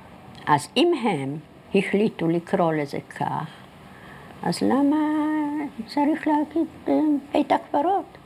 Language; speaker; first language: Hebrew; non-native, fluent; Polish